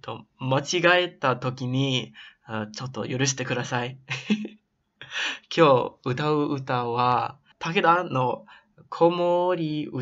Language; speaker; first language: Japanese; non-native, learner; English